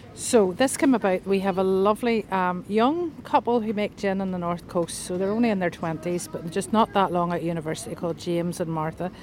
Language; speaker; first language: English; native; English